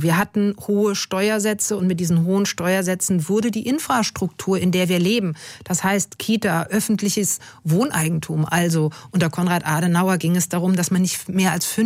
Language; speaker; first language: German; native; German